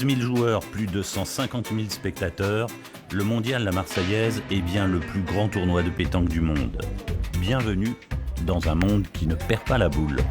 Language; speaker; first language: French; native; French